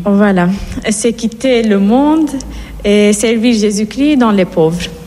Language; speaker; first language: French; non-native, fluent; Persian